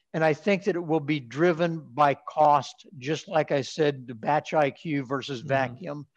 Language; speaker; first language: English; native; English